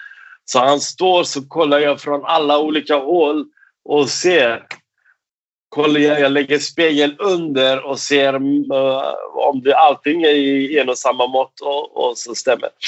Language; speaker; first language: Swedish; non-native, fluent; Persian